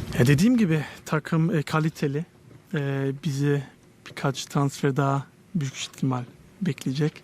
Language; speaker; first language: Turkish; early bilingual, heritage; Turkish